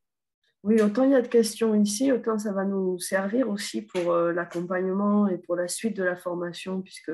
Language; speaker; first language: French; native; French